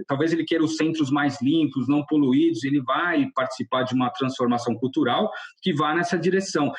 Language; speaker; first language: Portuguese; native; Portuguese